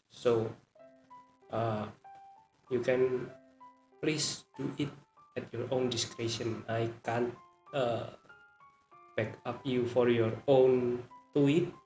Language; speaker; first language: English; non-native, learner; Indonesian